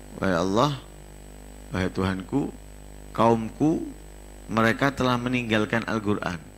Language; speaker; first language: Indonesian; non-native, local second language; Javanese